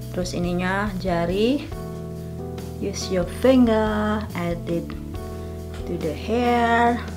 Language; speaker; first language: English; non-native, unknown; Indonesian